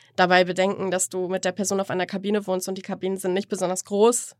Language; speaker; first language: German; native; German